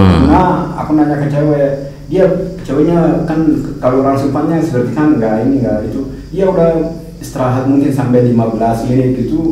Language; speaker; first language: Indonesian; non-native, fluent; Arabic